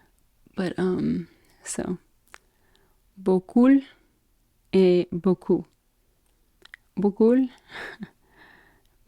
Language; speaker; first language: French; non-native, learner; English